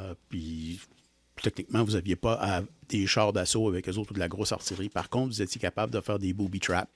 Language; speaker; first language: French; native; French